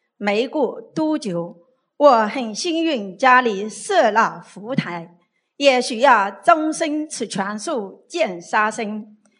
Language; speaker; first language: Chinese; native; Chinese